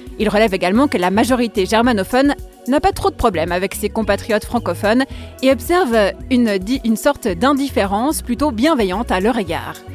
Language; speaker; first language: French; native; French